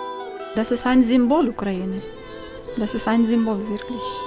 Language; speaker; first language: German; non-native, learner; Ukrainian